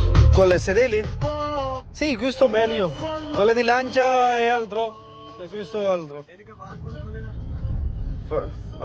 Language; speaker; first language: Italian; non-native, learner; Urdu